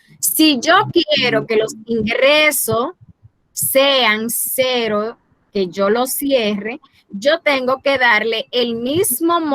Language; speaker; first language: Spanish; native; Spanish